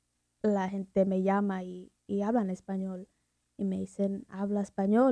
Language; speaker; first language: Spanish; early bilingual, heritage; Spanish